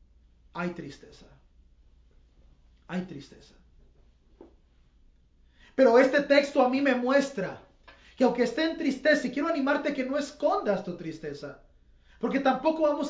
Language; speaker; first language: Spanish; native; Spanish